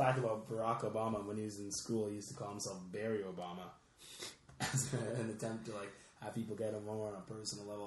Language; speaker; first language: English; native; English